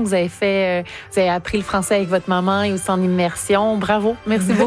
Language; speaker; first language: French; native; French